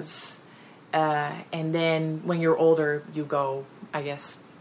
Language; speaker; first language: English; non-native, fluent; Dutch